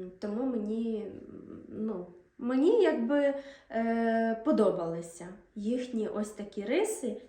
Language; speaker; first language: Ukrainian; native; Ukrainian